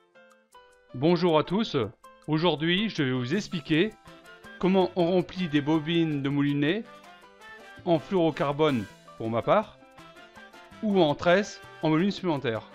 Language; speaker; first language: French; native; French